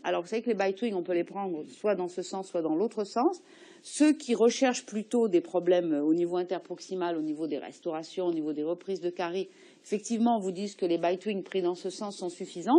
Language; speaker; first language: French; native; French